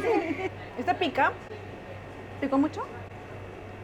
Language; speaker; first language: Spanish; native; Spanish